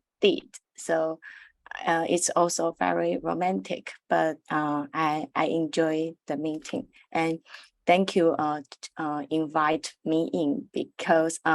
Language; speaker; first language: English; non-native, learner; Chinese